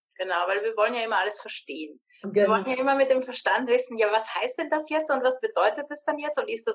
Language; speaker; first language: German; native; German